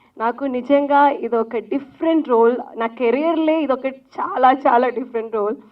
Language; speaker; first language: Telugu; non-native, local second language; Malayalam